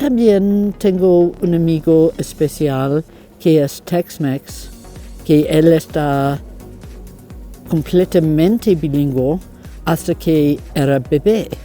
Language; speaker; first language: Spanish; non-native, learner; English